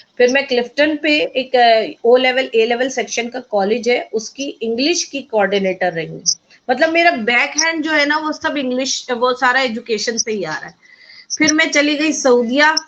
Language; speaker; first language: Urdu; native; Urdu